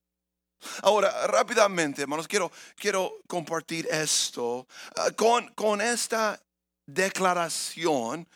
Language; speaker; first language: Spanish; early bilingual, heritage; English